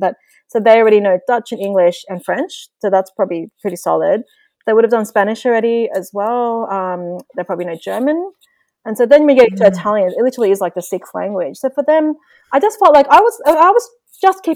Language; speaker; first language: English; non-native, local second language; Vietnamese